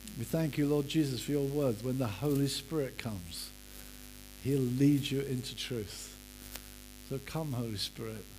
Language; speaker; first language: English; native; English